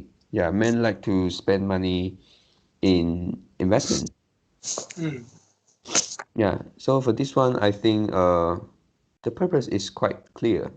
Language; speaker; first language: English; non-native, learner; Chinese